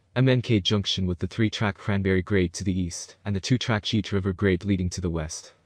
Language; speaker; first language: English; native; English